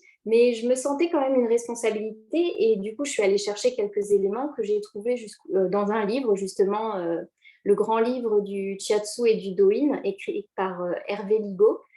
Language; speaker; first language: French; native; French